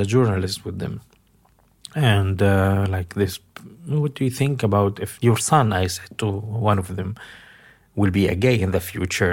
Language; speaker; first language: English; non-native, fluent; Arabic